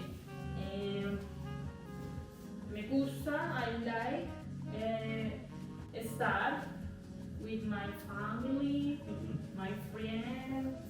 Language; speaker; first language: English; non-native, learner; Spanish